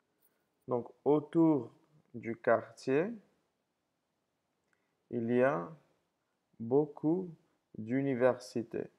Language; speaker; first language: French; non-native, fluent; English